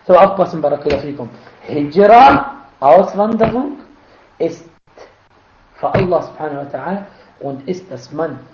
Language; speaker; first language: German; non-native, fluent; Arabic